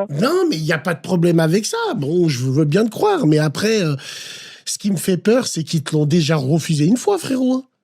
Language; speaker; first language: French; native; French